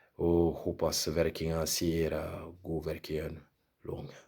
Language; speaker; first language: Swedish; non-native, learner; French